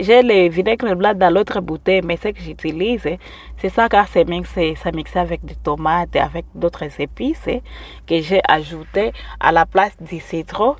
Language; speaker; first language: French; non-native, local second language; Swahili